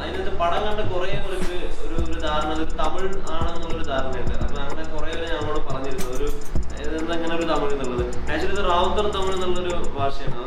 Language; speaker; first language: Malayalam; native; Malayalam